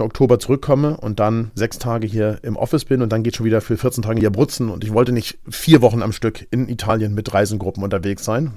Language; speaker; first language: German; native; German